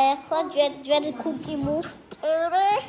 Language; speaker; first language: Georgian; early bilingual, heritage; Georgian